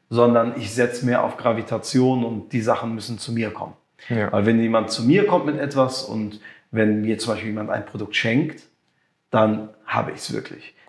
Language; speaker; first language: German; non-native, local second language; French